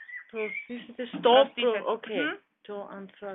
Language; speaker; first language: Greek; non-native, learner; German